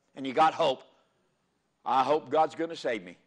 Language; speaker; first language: English; native; English